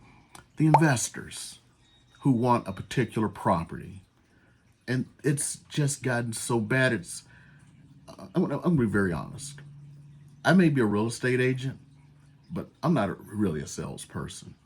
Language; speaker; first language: English; native; English